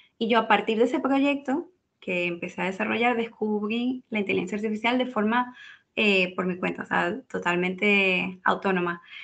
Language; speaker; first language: Spanish; native; Spanish